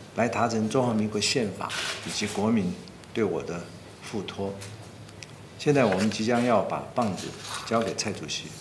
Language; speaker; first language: Chinese; native; Chinese